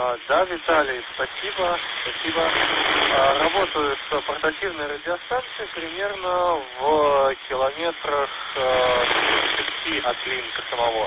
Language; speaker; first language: Russian; native; Russian